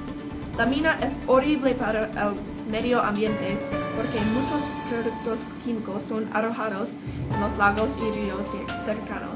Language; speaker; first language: Spanish; non-native, learner; English